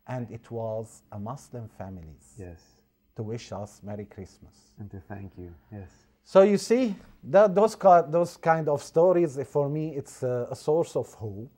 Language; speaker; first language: English; non-native, fluent; Arabic